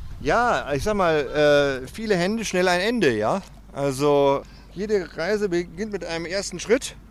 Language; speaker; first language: German; native; German